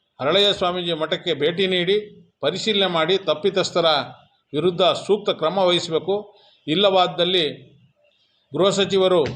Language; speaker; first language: Kannada; non-native, local second language; Lambadi